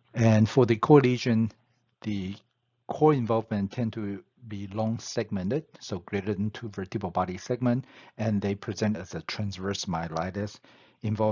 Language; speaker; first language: English; non-native, fluent; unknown